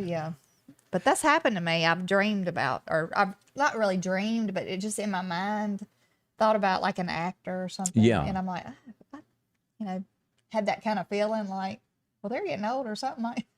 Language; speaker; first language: English; native; English